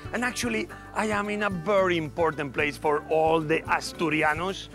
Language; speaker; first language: English; non-native, fluent; Spanish